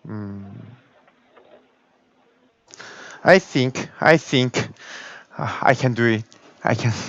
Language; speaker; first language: English; non-native, learner; Korean